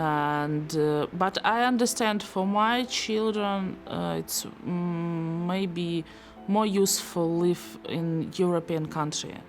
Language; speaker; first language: English; non-native, learner; Belarusian